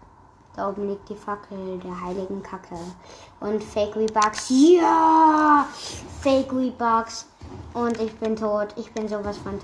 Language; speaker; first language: German; native; German